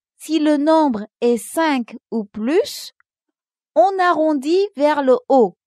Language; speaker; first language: French; non-native, local second language; Wolof